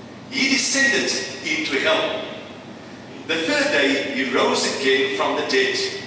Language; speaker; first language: English; non-native, local second language; Afrikaans